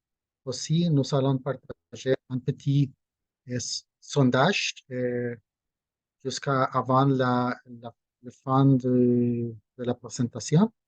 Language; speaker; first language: French; non-native, fluent; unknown